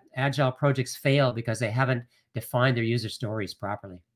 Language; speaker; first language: English; native; English